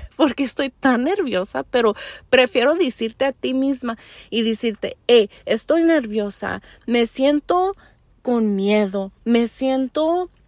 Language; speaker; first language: Spanish; early bilingual, heritage; Spanish